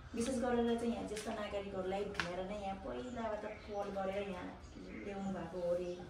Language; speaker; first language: Nepali; native; Nepali